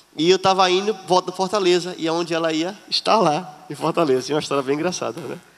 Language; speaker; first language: Portuguese; native; Portuguese